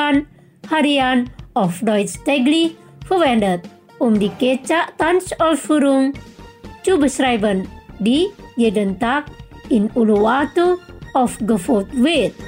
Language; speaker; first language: German; non-native, fluent; Indonesian